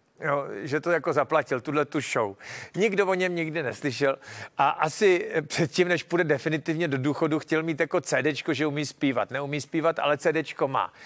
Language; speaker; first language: Czech; native; Czech